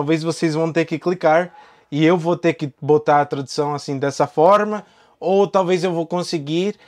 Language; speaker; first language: Portuguese; non-native, fluent; English